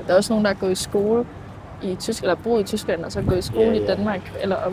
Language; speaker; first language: Danish; native; Danish